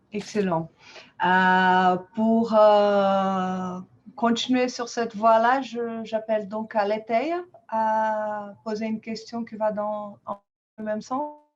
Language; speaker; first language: French; non-native, fluent; Portuguese